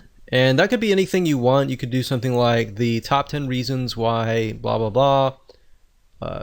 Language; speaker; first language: English; native; English